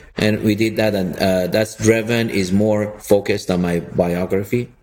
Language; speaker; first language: English; early bilingual, other home language; Persian